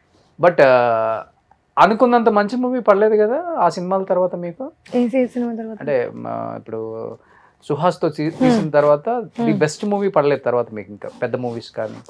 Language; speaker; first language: Telugu; native; Telugu